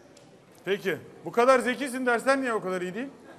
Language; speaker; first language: Turkish; native; Turkish